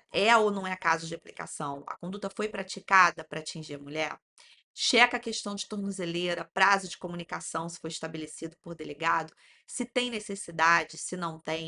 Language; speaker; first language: Portuguese; native; Portuguese